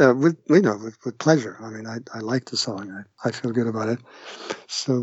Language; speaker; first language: English; non-native, fluent; Norwegian